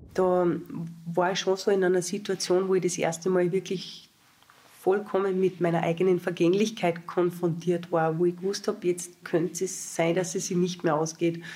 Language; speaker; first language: German; native; German